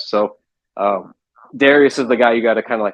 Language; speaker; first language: English; native; English